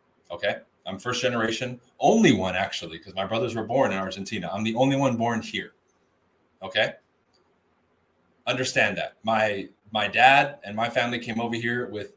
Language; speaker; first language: English; native; English